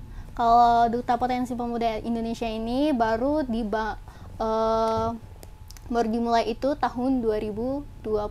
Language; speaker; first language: Indonesian; native; Indonesian